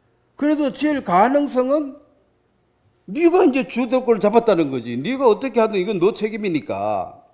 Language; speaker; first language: Korean; native; Korean